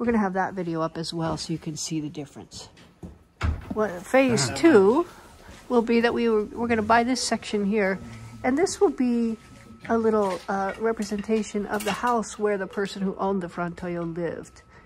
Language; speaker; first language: English; native; English